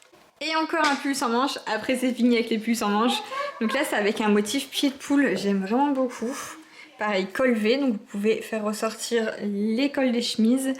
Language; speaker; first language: French; native; French